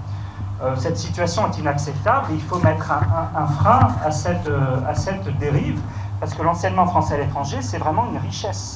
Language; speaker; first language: French; native; French